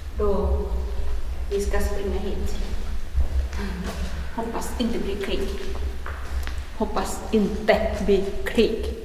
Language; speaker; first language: Swedish; non-native, learner; Thai